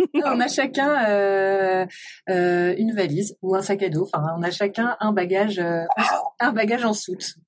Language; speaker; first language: French; native; French